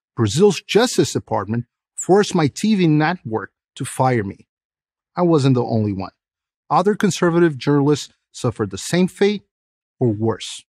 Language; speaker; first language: English; non-native, fluent; Portuguese